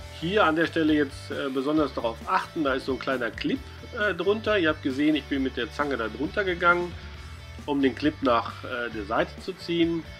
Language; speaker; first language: German; native; German